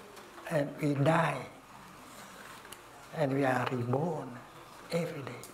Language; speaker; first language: English; non-native, fluent; Vietnamese